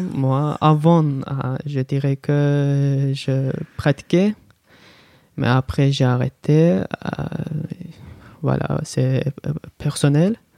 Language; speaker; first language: French; non-native, learner; Azerbaijani